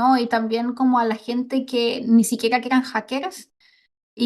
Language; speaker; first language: Spanish; native; Spanish